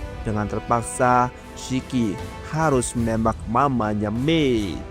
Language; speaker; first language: Indonesian; native; Indonesian